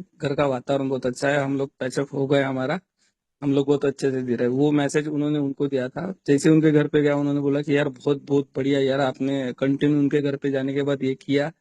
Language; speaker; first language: Hindi; non-native, local second language; Marathi